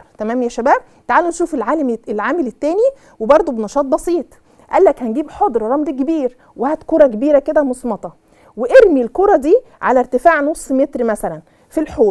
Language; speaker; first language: Arabic; native; Arabic